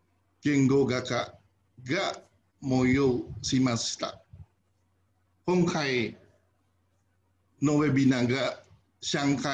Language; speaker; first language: Japanese; non-native, fluent; Indonesian